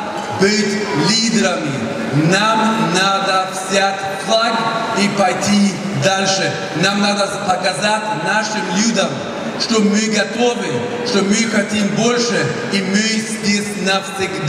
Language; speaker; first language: Russian; non-native, fluent; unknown